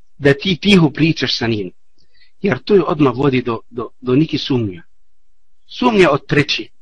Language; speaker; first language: Bosnian; non-native, learner; Arabic